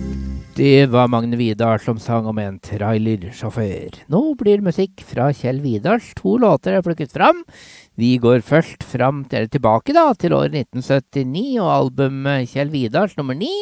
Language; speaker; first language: Norwegian; native; Norwegian